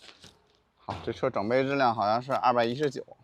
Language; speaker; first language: Chinese; native; Chinese